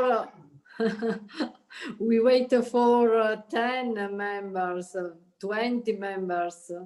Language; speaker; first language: English; non-native, learner; Italian